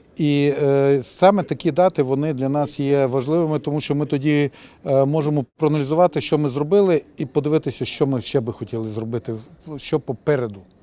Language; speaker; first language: Ukrainian; native; Ukrainian